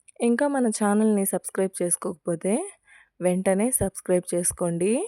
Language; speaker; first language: Telugu; non-native, local second language; Urdu